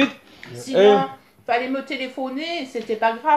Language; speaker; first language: French; native; French